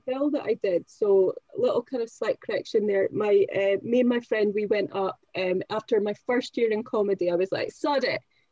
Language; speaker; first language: English; native; English